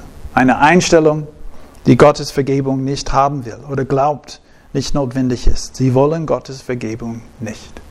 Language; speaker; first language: German; non-native, fluent; English